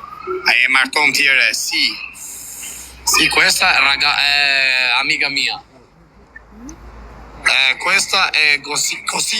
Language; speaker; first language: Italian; non-native, learner; Albanian